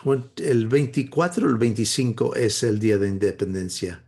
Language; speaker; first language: Spanish; non-native, fluent; English